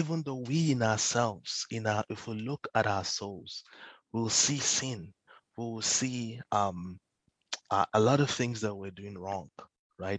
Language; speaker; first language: English; non-native, local second language; Yoruba